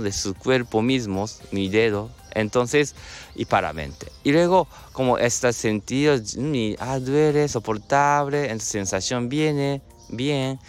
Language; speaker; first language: Spanish; non-native, learner; Japanese